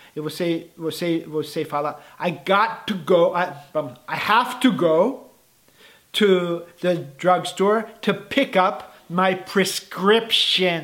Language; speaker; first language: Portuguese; non-native, fluent; English